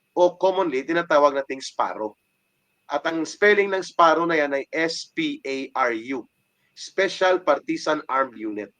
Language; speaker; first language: Filipino; non-native, local second language; Hiligaynon